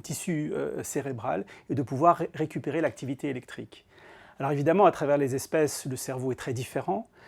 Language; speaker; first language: French; native; French